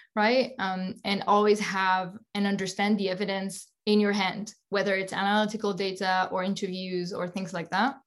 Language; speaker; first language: English; non-native, fluent; French